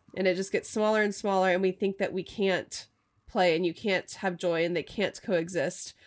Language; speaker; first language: English; native; English